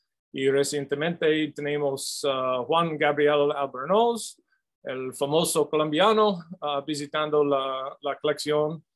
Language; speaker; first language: Spanish; non-native, fluent; English